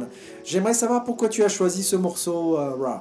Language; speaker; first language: French; native; French